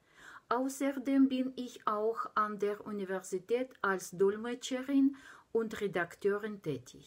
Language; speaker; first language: German; non-native, fluent; Russian